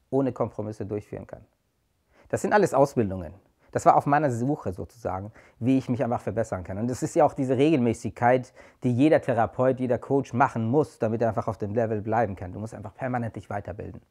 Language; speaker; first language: German; non-native, fluent; Persian